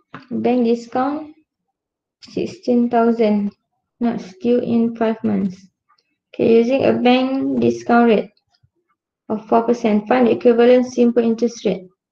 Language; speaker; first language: English; non-native, local second language; Malay